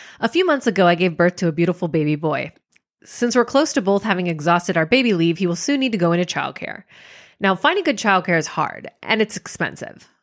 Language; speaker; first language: English; native; English